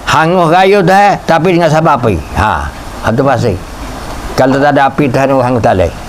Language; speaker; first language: Malay; native; Malay